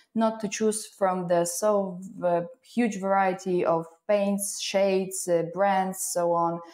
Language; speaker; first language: English; non-native, fluent; Ukrainian